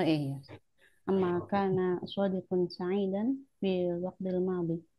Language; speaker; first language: Arabic; non-native, learner; Indonesian